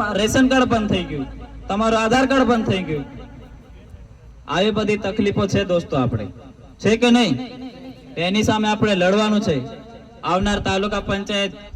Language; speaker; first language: Gujarati; non-native, local second language; Rathawi